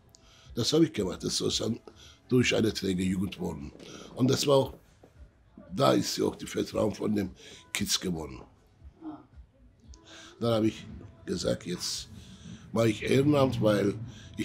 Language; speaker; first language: German; early bilingual, other home language; Turkish